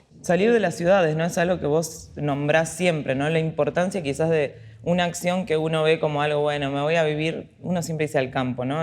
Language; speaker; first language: Spanish; native; Spanish